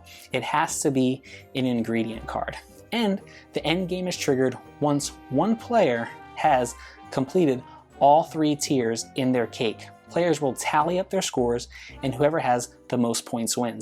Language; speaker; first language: English; native; English